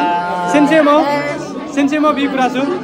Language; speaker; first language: Japanese; non-native, learner; Nepali